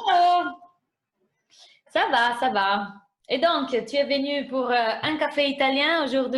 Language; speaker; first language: French; non-native, fluent; Italian